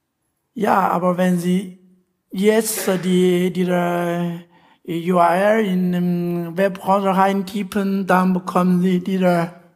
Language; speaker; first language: German; non-native, learner; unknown